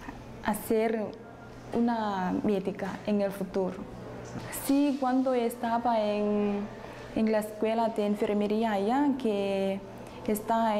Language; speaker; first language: Spanish; non-native, learner; English